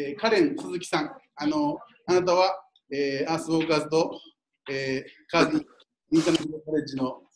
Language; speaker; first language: Japanese; native; Japanese